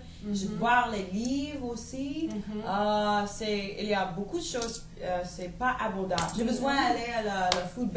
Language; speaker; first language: French; non-native, learner; English